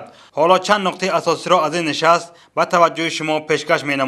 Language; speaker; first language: Persian; native; Persian